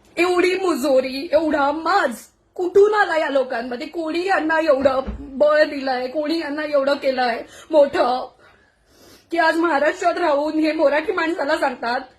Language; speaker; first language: Marathi; native; Marathi